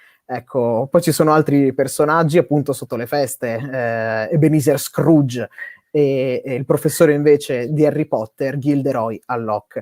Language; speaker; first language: Italian; native; Italian